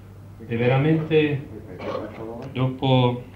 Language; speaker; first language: Italian; non-native, fluent; Czech